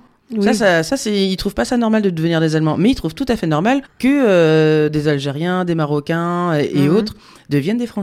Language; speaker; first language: French; native; French